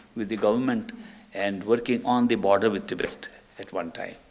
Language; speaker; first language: English; non-native, local second language; Punjabi